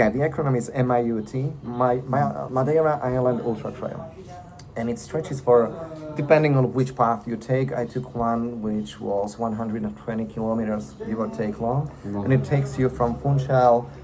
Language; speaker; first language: English; non-native, fluent; Slovak